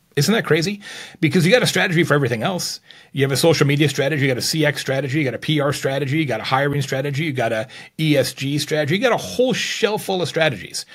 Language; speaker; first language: English; native; English